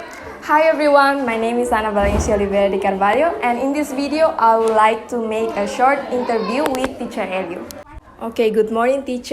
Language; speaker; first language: English; non-native, learner; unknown